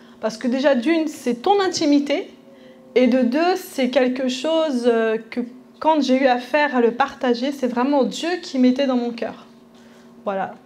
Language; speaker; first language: French; early bilingual, other home language; Spanish